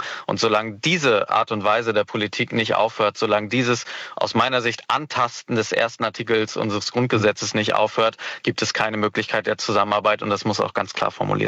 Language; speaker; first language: German; native; German